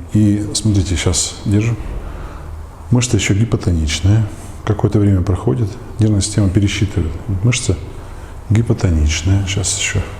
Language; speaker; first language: Russian; native; Russian